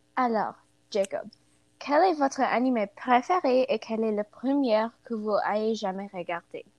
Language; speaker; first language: French; non-native, learner; English